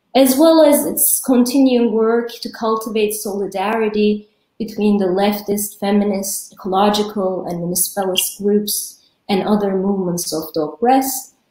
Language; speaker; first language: English; early bilingual, other home language; Kurdish